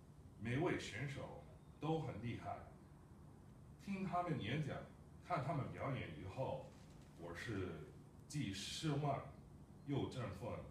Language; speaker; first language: Chinese; non-native, fluent; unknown